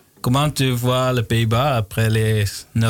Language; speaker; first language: French; non-native, learner; Dutch